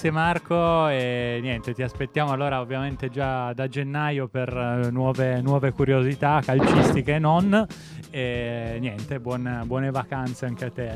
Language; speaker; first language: Italian; native; Italian